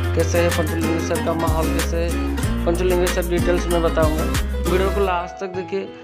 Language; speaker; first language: Hindi; non-native, local second language; Odia